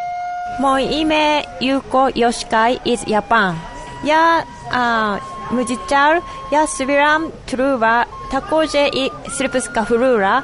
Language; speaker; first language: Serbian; non-native, learner; Japanese